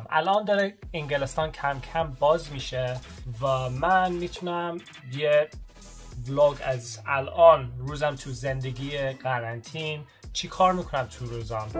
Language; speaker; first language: Persian; early bilingual, heritage; Persian